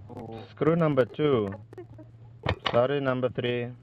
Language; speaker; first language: English; native; English